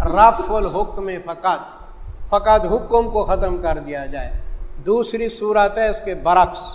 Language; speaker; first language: Urdu; non-native, local second language; Saraiki